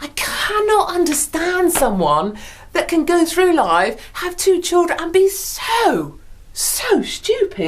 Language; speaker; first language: English; native; English